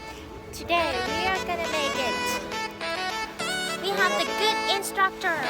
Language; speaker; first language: English; non-native, learner; Thai